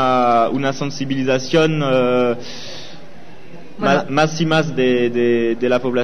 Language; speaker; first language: Spanish; non-native, learner; French